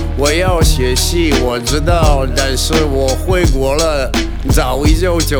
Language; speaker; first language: Chinese; non-native, learner; Russian